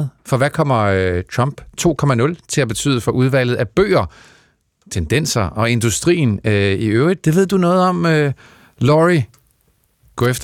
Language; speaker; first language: Danish; native; Danish